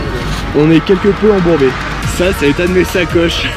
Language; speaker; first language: French; native; French